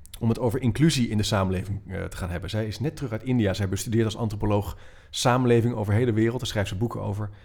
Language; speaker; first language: Dutch; native; Dutch